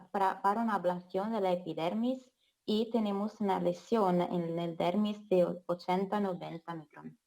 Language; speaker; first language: Spanish; non-native, fluent; Italian